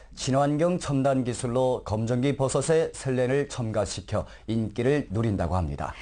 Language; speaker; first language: Korean; early bilingual, heritage; Korean